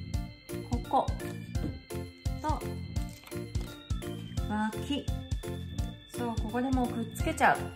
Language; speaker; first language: Japanese; native; Japanese